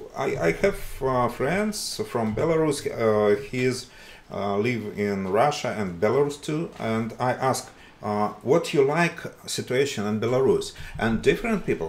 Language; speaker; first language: English; non-native, learner; Russian